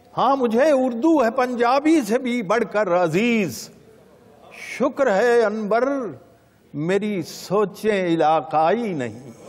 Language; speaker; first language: Urdu; non-native, local second language; Punjabi